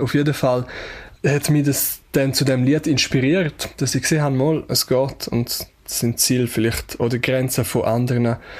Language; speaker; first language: German; non-native, local second language; Romansh